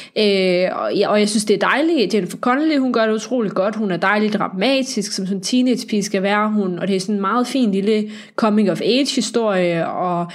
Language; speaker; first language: Danish; native; Danish